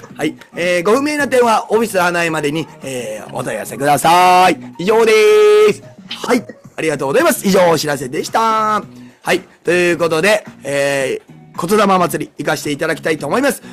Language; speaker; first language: Japanese; native; Japanese